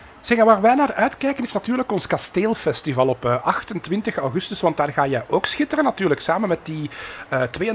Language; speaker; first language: Dutch; native; Dutch